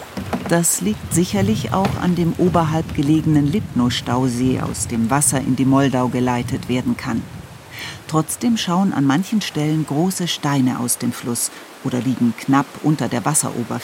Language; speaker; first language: German; native; German